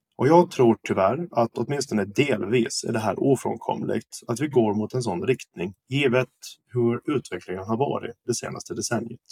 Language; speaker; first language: Swedish; native; Swedish